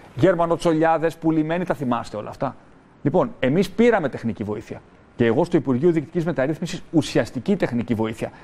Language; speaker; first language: Greek; native; Greek